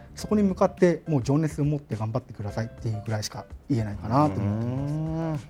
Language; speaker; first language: Japanese; non-native, fluent; Burmese